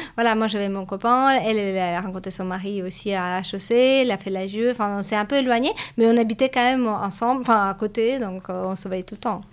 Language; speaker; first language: French; non-native, fluent; Russian